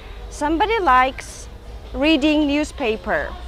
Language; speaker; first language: English; non-native, fluent; Russian